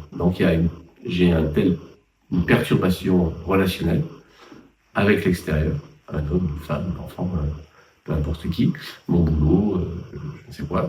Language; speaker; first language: French; native; French